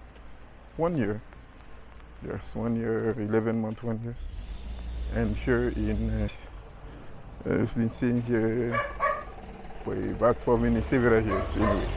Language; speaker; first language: English; non-native, fluent; French